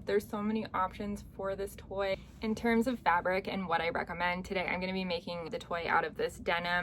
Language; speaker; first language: English; native; English